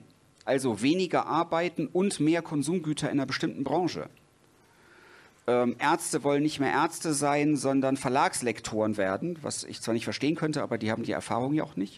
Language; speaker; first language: German; native; German